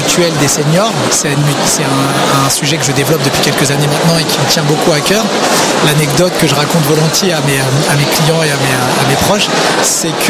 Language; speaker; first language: French; native; French